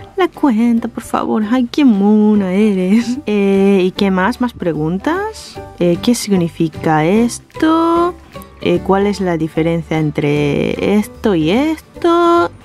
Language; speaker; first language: Spanish; non-native, fluent; Japanese